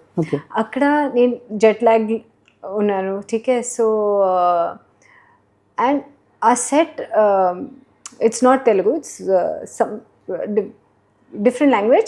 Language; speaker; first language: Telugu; non-native, learner; Hindi